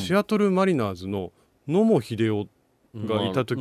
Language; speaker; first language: Japanese; native; Japanese